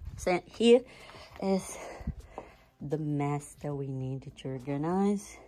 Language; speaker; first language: English; non-native, fluent; Portuguese